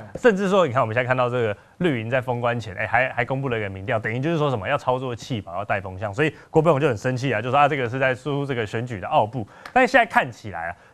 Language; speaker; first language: Chinese; native; Chinese